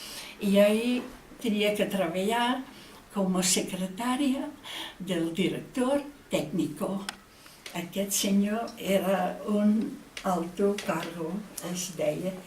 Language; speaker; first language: Catalan; non-native, fluent; Dutch